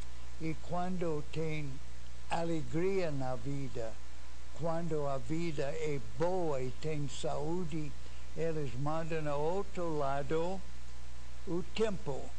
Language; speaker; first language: Portuguese; non-native, fluent; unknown